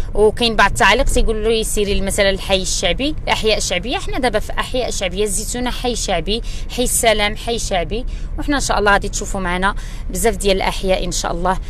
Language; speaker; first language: Arabic; non-native, local second language; Central Atlas Tamazight